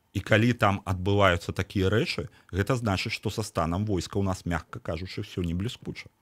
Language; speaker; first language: Belarusian; native; Belarusian